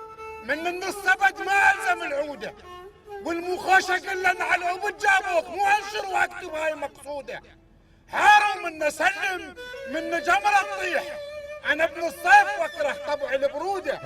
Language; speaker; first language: Arabic; native; Arabic